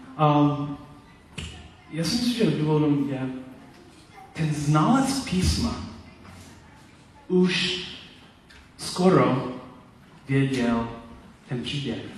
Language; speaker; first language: Czech; non-native, learner; Polish